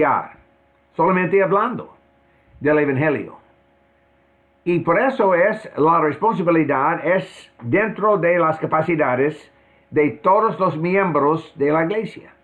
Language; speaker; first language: Spanish; non-native, fluent; English